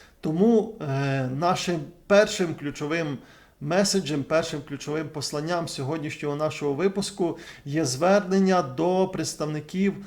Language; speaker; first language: Ukrainian; native; Ukrainian